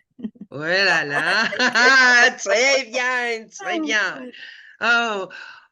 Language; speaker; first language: French; non-native, fluent; English